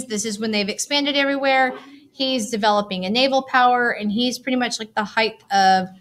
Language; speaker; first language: English; native; English